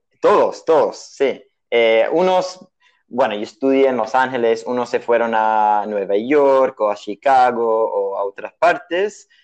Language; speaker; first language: Spanish; non-native, fluent; English